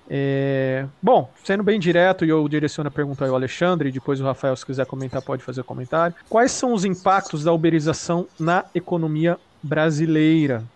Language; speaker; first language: Portuguese; native; Portuguese